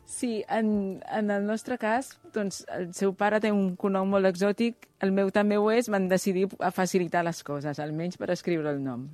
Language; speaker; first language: Catalan; non-native, fluent; Chinese